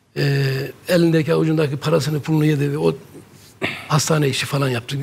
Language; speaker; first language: Turkish; native; Turkish